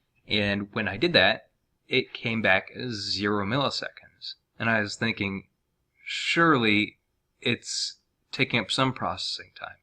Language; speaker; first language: English; native; English